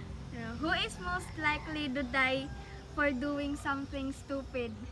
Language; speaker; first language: English; non-native, local second language; Filipino